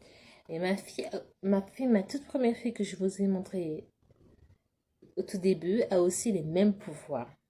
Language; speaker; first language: French; native; French